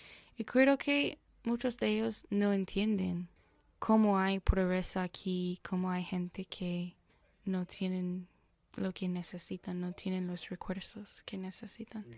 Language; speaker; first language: Spanish; non-native, fluent; English